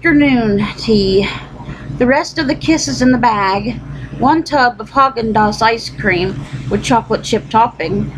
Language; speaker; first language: English; native; English